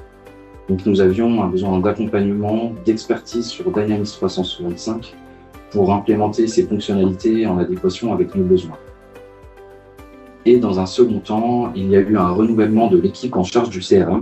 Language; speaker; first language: French; native; French